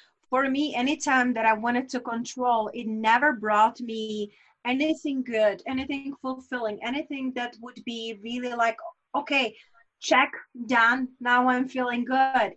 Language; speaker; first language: English; non-native, fluent; Czech